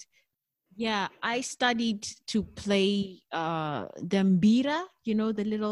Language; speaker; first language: English; non-native, local second language; Northern Sotho